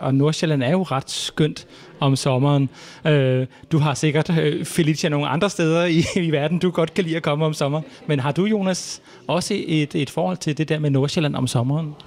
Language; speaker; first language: Danish; native; Danish